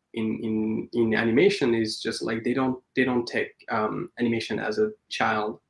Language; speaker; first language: English; non-native, fluent; French